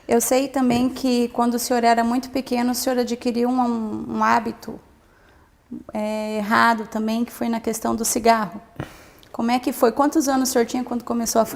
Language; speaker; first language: Portuguese; native; Portuguese